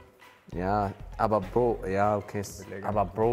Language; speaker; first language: German; non-native, fluent; Hungarian